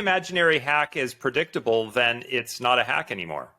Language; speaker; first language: English; native; English